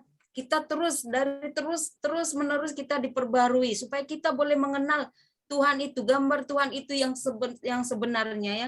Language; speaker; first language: Indonesian; native; Indonesian